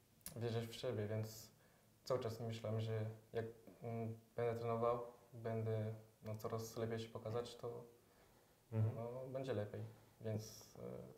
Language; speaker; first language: Polish; early bilingual, heritage; French